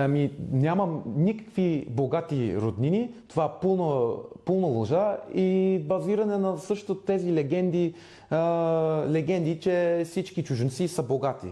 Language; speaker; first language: Bulgarian; non-native, fluent; English